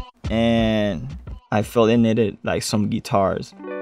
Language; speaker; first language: English; non-native, local second language; Spanish